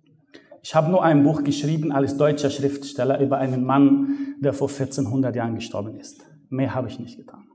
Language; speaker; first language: German; non-native, fluent; Arabic